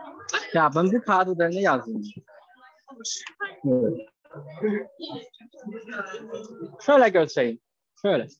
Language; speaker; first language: Turkish; non-native, fluent; Chinese